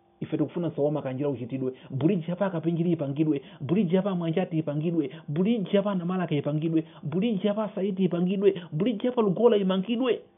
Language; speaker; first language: Nyanja; non-native, local second language; Yao